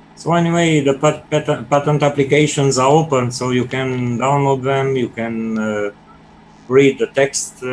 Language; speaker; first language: English; non-native, fluent; Hungarian